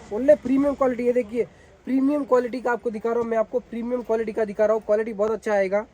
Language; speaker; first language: Hindi; non-native, local second language; Kannada